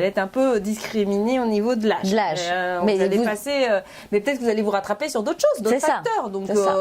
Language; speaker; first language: French; native; French